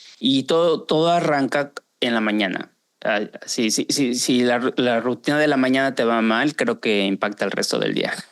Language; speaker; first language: Spanish; early bilingual, heritage; Spanish